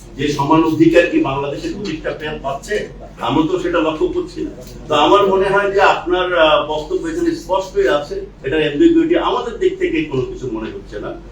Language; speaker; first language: Bangla; non-native, local second language; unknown